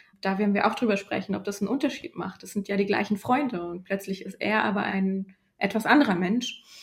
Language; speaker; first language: German; early bilingual, other home language; Polish